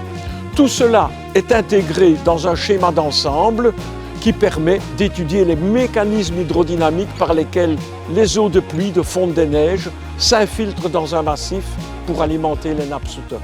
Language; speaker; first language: French; native; French